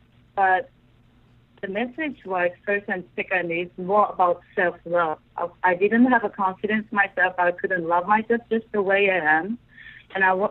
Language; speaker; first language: English; non-native, fluent; Japanese